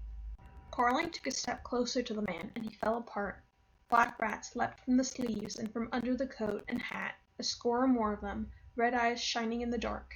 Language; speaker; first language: English; native; English